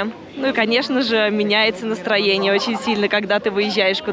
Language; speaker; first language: Russian; native; Russian